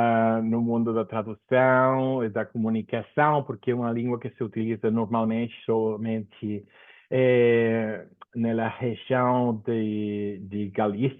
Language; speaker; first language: Portuguese; non-native, fluent; Spanish